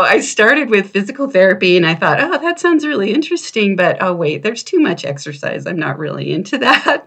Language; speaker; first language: English; native; English